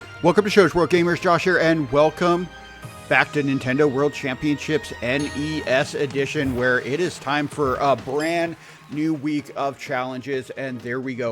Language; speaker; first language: English; native; English